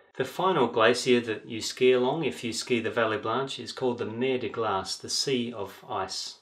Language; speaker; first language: English; native; English